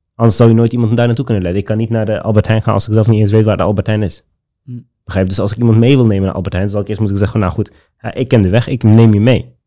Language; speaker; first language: Dutch; early bilingual, other home language; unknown